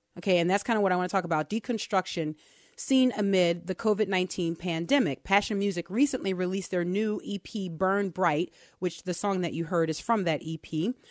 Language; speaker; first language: English; native; English